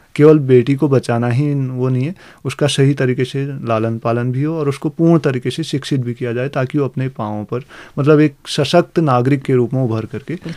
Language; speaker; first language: Hindi; native; Hindi